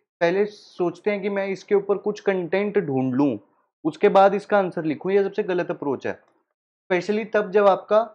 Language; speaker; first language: Hindi; native; Hindi